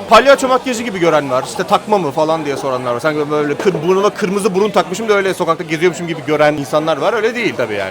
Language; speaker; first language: Turkish; native; Turkish